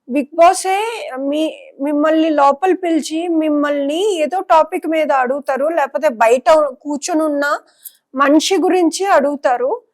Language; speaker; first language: Telugu; non-native, local second language; Punjabi